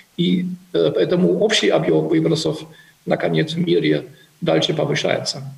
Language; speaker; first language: Russian; non-native, fluent; German